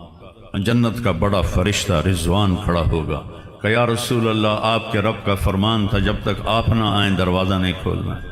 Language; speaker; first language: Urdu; non-native, local second language; Punjabi